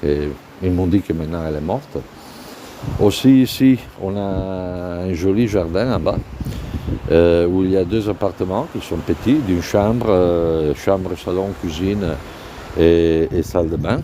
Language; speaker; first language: French; non-native, fluent; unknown